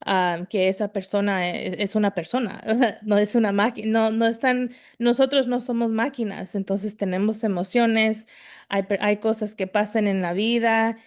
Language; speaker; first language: Spanish; early bilingual, heritage; Spanish